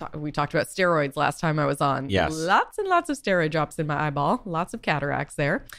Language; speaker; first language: English; native; English